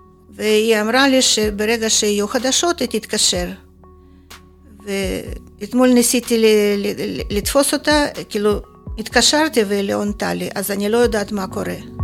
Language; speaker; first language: Hebrew; non-native, fluent; Russian